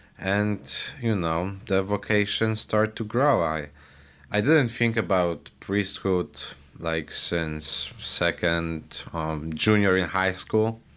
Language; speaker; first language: English; non-native, fluent; Polish